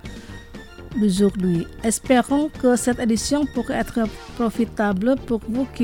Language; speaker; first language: French; non-native, fluent; Indonesian